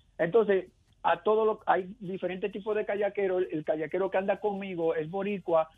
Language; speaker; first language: Spanish; native; Spanish